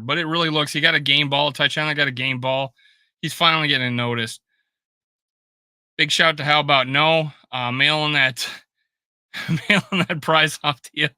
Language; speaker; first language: English; native; English